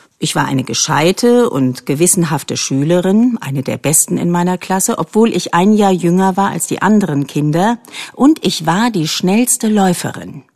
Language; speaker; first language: German; native; German